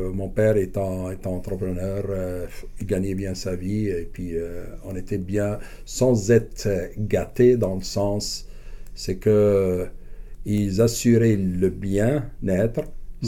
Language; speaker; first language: French; non-native, local second language; Arabic